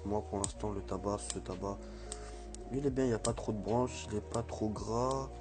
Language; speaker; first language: French; native; French